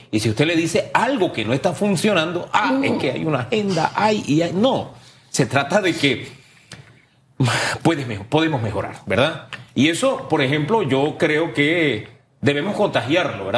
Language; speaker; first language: Spanish; native; Spanish